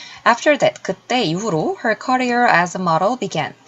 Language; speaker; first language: English; non-native, fluent; Korean